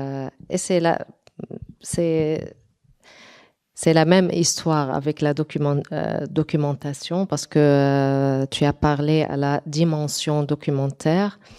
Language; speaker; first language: French; non-native, local second language; Arabic